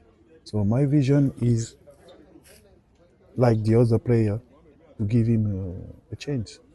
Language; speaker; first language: English; non-native, learner; French